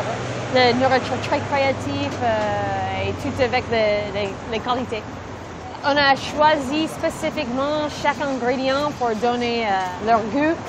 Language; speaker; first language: French; non-native, learner; English